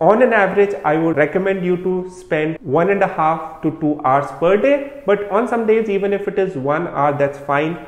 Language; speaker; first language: English; non-native, local second language; Hindi